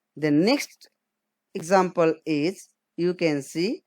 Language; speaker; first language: English; non-native, local second language; Nepali